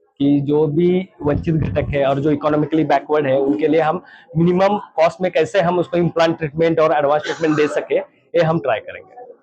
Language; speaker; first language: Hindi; non-native, local second language; Marathi